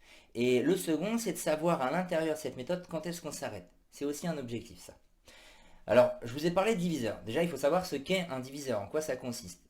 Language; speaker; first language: French; native; French